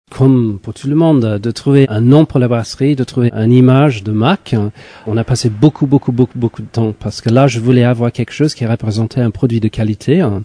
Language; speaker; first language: French; non-native, fluent; English